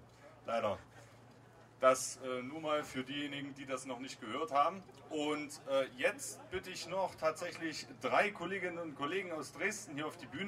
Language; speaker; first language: German; native; German